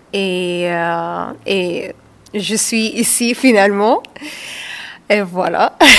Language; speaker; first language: French; non-native, learner; Somali